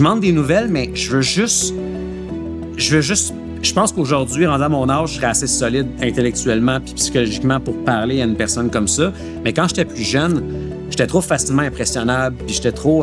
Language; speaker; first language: French; native; French